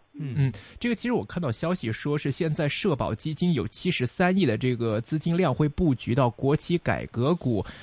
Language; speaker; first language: Chinese; non-native, local second language; Cantonese